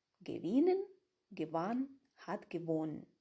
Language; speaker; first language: German; non-native, fluent; Ukrainian